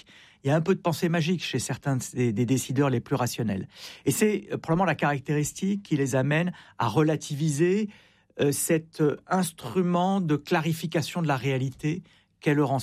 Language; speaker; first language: French; native; French